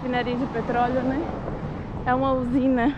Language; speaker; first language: Spanish; non-native, learner; Portuguese